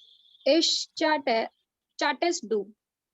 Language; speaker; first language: German; non-native, learner; Hindi